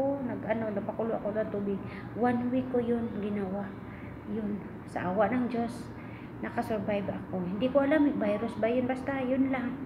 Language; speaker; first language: Filipino; non-native, local second language; Cebuano